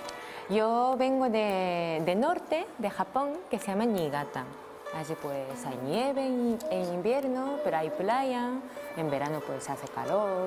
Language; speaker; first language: Spanish; non-native, fluent; Japanese